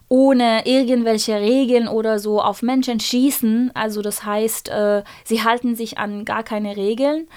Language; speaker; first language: German; non-native, fluent; Persian